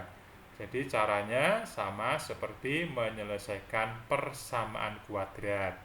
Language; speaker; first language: Indonesian; native; Indonesian